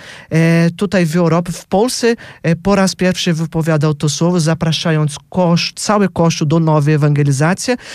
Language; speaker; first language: Polish; non-native, fluent; Portuguese